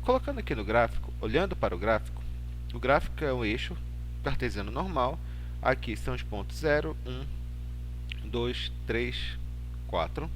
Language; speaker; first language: Portuguese; native; Portuguese